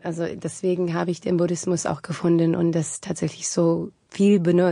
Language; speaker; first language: German; non-native, fluent; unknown